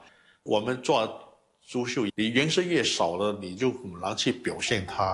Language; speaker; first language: Chinese; native; Chinese